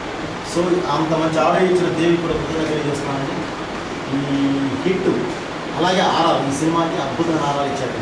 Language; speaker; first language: Telugu; native; Telugu